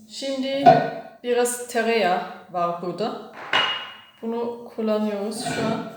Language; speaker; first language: Turkish; non-native, learner; German